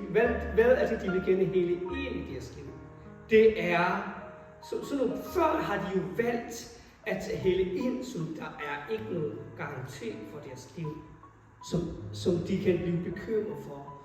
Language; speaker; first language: Danish; non-native, fluent; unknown